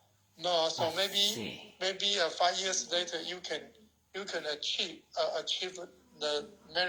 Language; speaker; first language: English; non-native, learner; Chinese